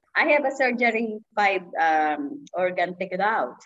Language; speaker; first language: English; non-native, local second language; Filipino